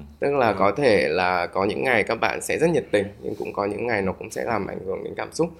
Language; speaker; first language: Vietnamese; native; Vietnamese